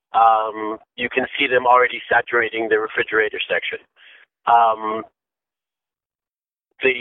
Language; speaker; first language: English; native; English